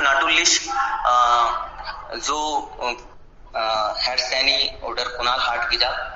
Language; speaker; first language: German; non-native, learner; Hindi